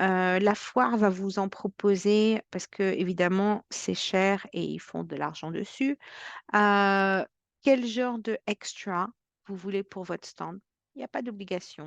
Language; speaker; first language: French; native; French